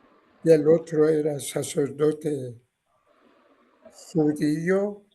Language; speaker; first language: Spanish; non-native, learner; Persian